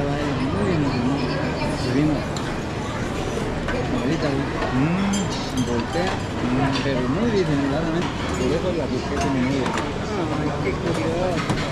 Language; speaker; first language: Spanish; native; Spanish